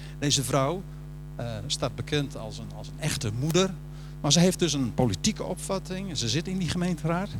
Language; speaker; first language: Dutch; native; Dutch